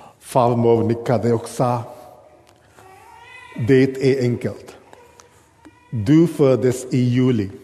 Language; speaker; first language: Swedish; non-native, fluent; English